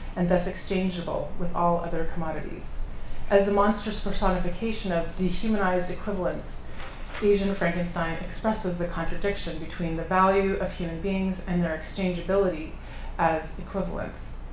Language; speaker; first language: English; native; English